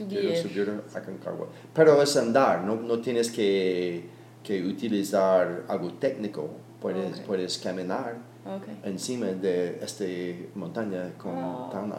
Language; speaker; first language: Spanish; non-native, learner; English